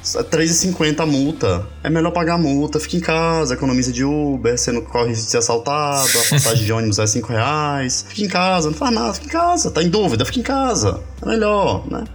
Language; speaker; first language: Portuguese; native; Portuguese